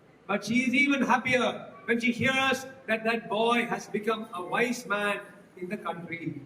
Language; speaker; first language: English; non-native, local second language; Tamil